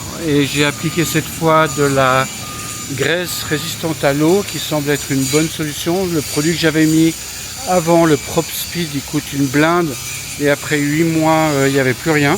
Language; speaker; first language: French; native; French